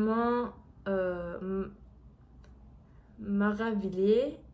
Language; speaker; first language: French; non-native, learner; Portuguese